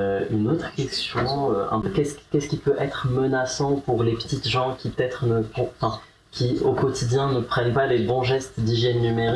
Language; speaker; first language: French; native; French